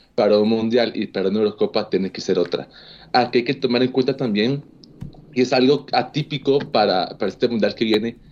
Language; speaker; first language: Spanish; native; Spanish